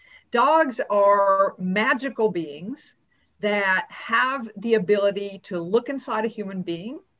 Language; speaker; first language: English; native; English